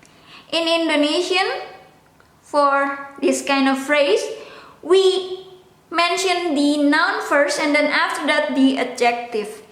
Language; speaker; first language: English; non-native, local second language; Indonesian